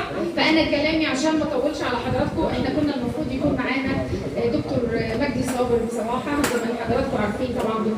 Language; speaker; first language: Arabic; native; Arabic